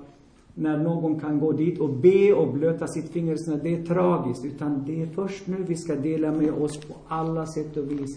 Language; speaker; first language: Swedish; non-native, fluent; Armenian